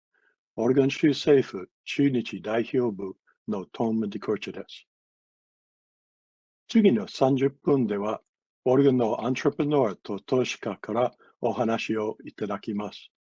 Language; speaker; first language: Japanese; non-native, fluent; English